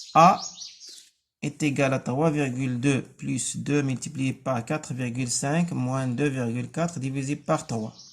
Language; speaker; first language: French; non-native, local second language; Arabic